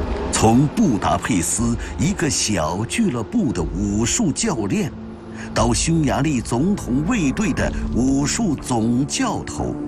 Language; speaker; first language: Chinese; native; Chinese